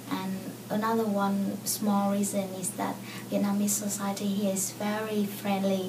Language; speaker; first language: English; non-native, fluent; Vietnamese